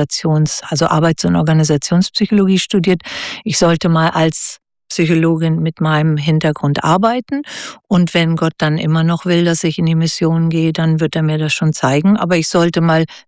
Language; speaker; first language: German; native; German